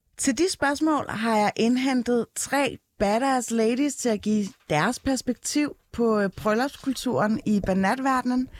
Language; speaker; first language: Danish; early bilingual, other home language; Arabic